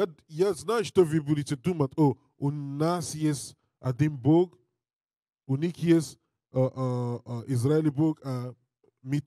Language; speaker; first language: Russian; non-native, learner; English